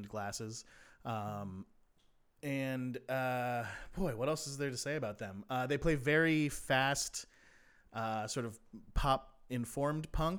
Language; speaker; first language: English; native; English